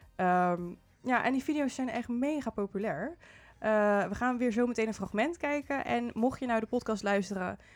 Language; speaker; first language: Dutch; early bilingual, other home language; Indonesian